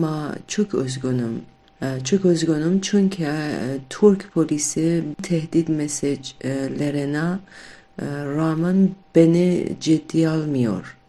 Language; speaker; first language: Turkish; non-native, fluent; Kurdish